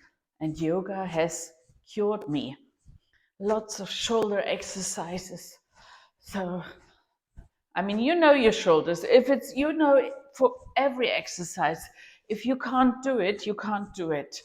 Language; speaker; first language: English; non-native, fluent; German